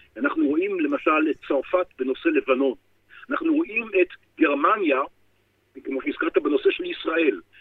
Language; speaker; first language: Hebrew; native; Hebrew